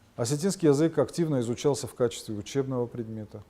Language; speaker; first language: Russian; non-native, local second language; Ossetic